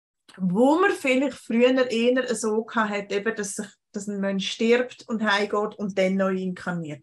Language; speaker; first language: German; native; German